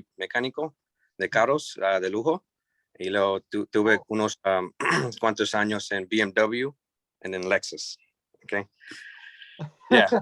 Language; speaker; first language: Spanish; early bilingual, heritage; English